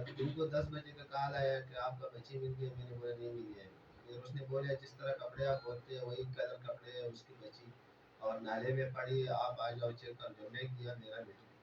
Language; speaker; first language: Urdu; non-native, local second language; Pashto